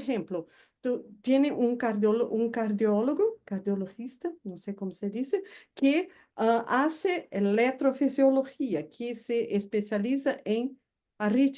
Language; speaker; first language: Spanish; non-native, fluent; Portuguese